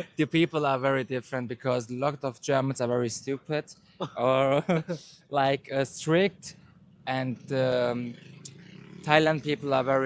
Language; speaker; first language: English; non-native, learner; Turkish